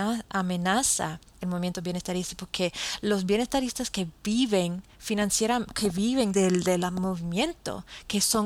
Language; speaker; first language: Spanish; non-native, fluent; English